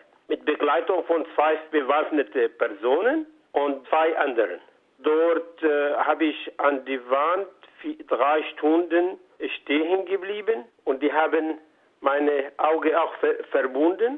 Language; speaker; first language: German; non-native, fluent; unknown